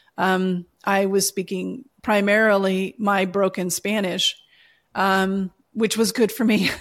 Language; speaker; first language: English; native; English